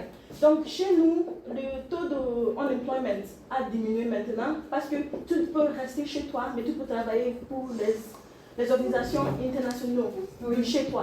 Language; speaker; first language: French; non-native, learner; English